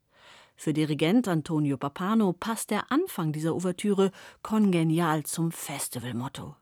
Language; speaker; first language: German; native; German